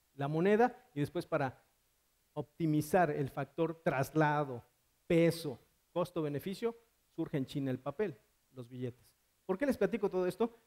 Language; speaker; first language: Spanish; native; Spanish